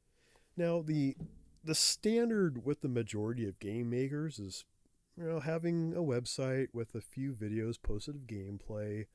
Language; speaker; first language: English; native; English